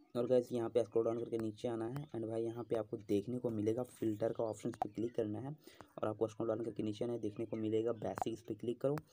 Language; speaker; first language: Hindi; native; Hindi